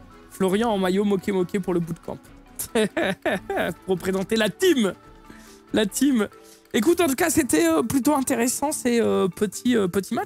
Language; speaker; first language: French; native; French